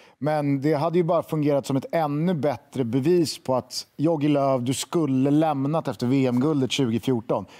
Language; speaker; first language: Swedish; native; Swedish